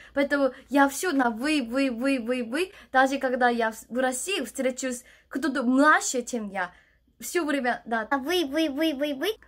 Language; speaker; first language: Russian; non-native, learner; Korean